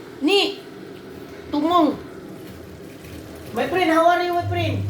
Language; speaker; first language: English; non-native, learner; Cebuano